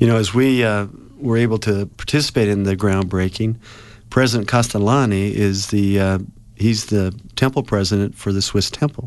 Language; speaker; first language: English; native; English